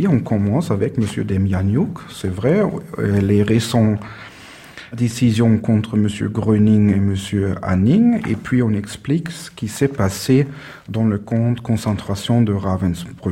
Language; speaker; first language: French; non-native, fluent; German